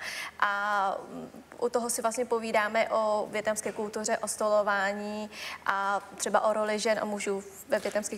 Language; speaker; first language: Czech; early bilingual, other home language; Vietnamese